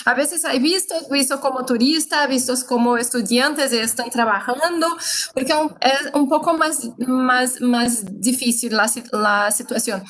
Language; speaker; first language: Spanish; non-native, fluent; Portuguese